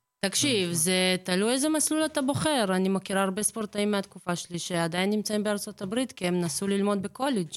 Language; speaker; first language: Hebrew; early bilingual, other home language; Russian